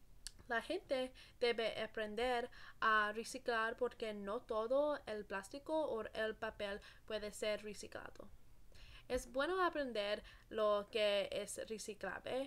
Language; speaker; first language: Spanish; non-native, learner; English